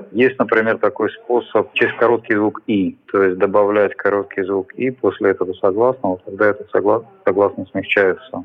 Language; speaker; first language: Russian; native; Russian